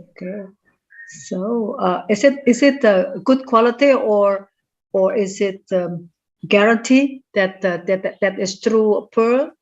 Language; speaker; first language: English; non-native, fluent; Indonesian